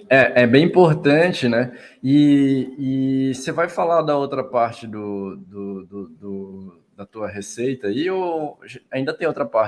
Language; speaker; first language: Portuguese; native; Portuguese